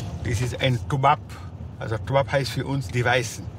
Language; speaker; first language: German; non-native, fluent; Wolof